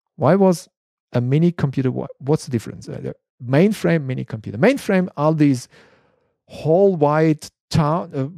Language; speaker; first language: English; non-native, fluent; German